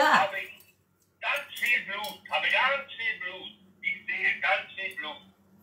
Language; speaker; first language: German; non-native, learner; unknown